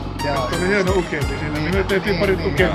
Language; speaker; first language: Finnish; native; Finnish